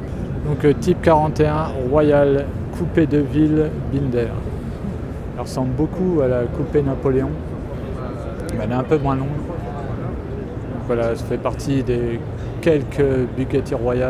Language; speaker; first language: French; native; French